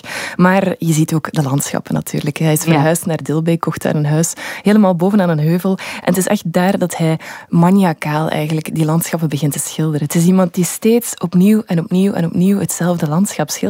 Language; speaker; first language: Dutch; native; Dutch